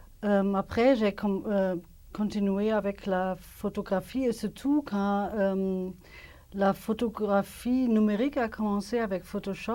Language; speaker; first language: French; non-native, fluent; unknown